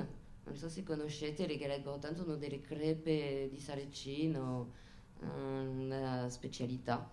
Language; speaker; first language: Italian; non-native, fluent; French